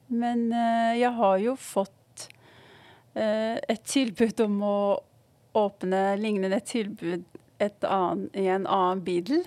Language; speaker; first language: Norwegian; non-native, fluent; Arabic